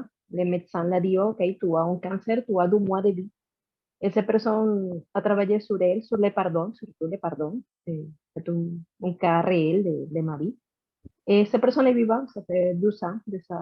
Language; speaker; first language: French; non-native, learner; Spanish